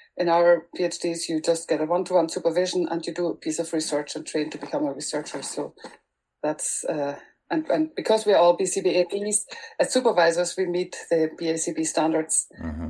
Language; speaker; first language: English; non-native, fluent; German